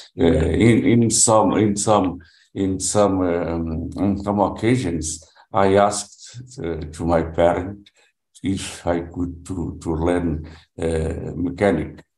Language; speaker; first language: English; non-native, learner; Portuguese